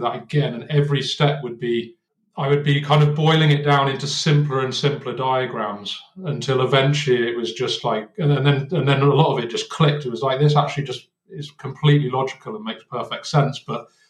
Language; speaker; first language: English; native; English